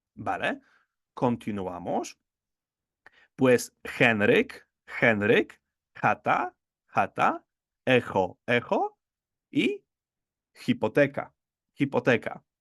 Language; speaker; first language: Spanish; non-native, fluent; Polish